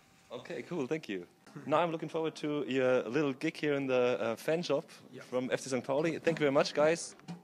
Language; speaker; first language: English; non-native, fluent; German